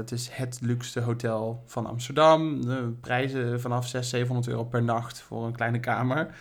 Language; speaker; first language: Dutch; native; Dutch